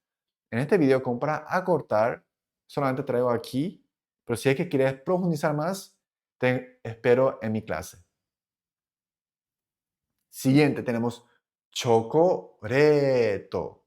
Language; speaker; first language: Spanish; non-native, fluent; Japanese